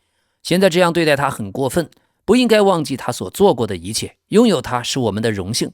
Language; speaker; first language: Chinese; native; Chinese